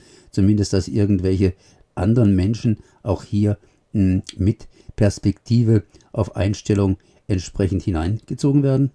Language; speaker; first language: German; native; German